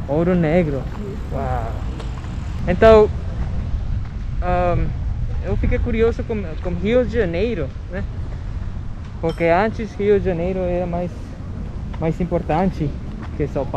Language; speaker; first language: Portuguese; non-native, fluent; Spanish